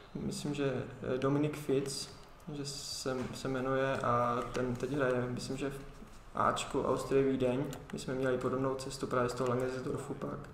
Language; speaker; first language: Czech; early bilingual, heritage; Czech